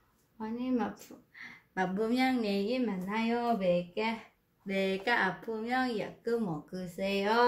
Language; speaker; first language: Korean; non-native, fluent; Vietnamese